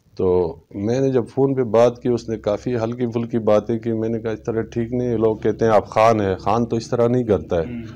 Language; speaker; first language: Urdu; non-native, local second language; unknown